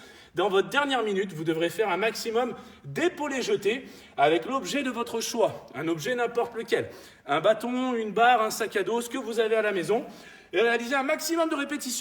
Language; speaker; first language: French; native; French